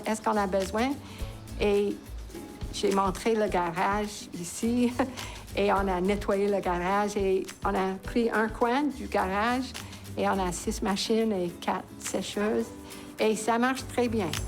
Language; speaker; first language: French; non-native, local second language; English